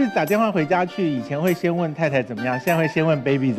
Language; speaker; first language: Chinese; native; Chinese